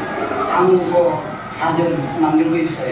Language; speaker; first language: Korean; non-native, learner; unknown